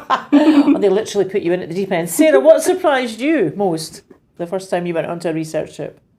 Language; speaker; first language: English; native; English